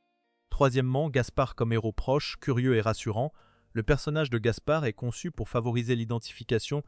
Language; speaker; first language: French; native; French